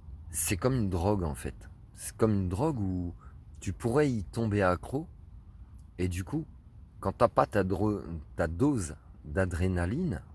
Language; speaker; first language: French; native; French